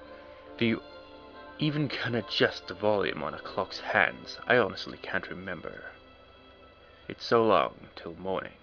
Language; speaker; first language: English; native; English